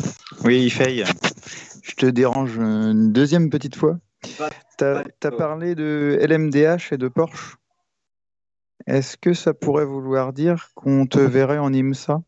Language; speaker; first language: French; native; French